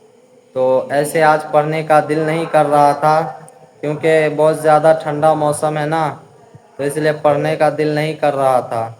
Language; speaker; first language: Hindi; native; Hindi